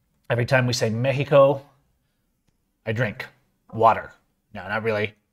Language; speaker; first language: English; native; English